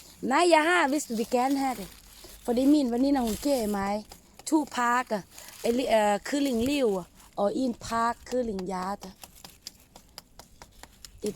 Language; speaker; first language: Danish; non-native, learner; Thai